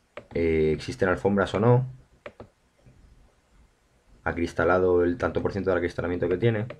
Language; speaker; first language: Spanish; native; Spanish